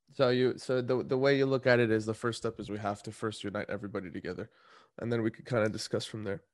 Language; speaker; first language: English; native; English